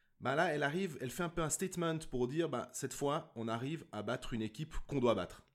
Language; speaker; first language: French; native; French